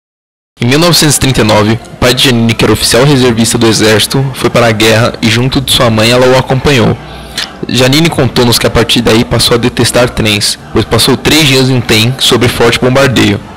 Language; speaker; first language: Portuguese; native; Portuguese